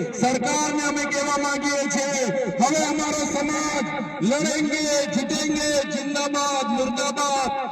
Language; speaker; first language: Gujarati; non-native, local second language; Vasavi